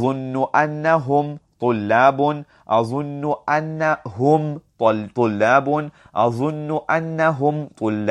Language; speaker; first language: Arabic; non-native, fluent; English